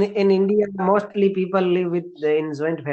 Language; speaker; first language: English; non-native, learner; Hindi